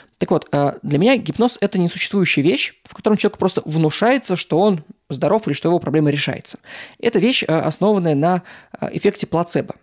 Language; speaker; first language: Russian; native; Russian